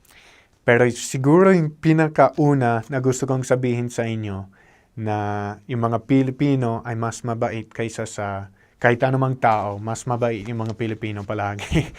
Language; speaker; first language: Filipino; non-native, fluent; English